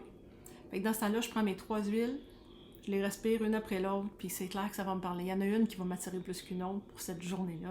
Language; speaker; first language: French; native; French